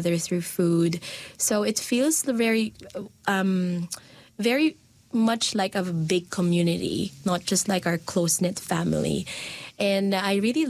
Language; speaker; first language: English; non-native, local second language; Filipino